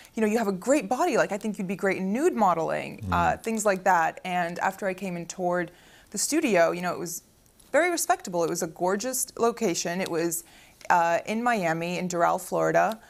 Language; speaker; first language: English; early bilingual, other home language; Arabic